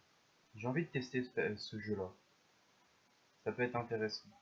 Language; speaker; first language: French; native; French